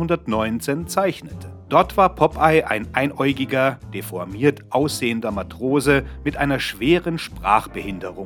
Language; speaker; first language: German; native; German